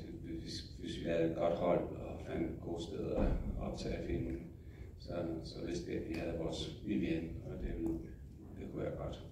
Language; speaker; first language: Danish; non-native, fluent; English